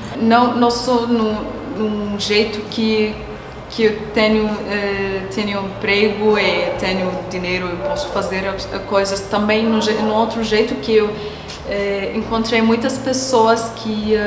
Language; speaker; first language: Portuguese; non-native, learner; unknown